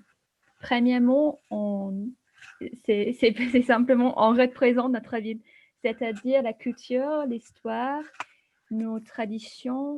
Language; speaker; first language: French; non-native, fluent; English